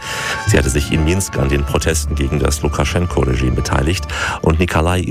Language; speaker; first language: German; native; German